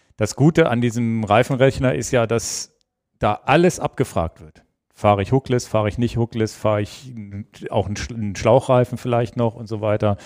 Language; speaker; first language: German; native; German